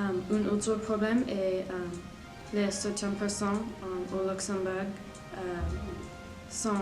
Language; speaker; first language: French; non-native, learner; English